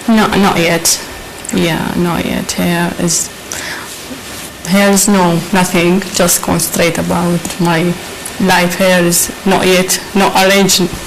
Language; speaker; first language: English; non-native, learner; Arabic